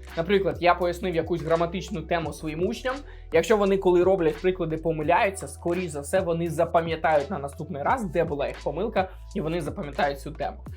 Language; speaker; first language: Ukrainian; native; Ukrainian